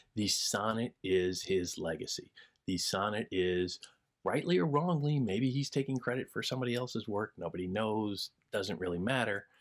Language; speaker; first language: English; native; English